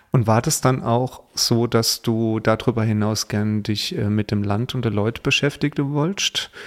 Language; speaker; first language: German; native; German